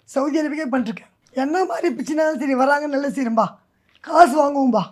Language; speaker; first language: Tamil; native; Tamil